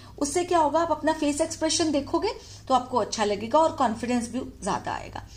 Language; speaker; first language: Hindi; native; Hindi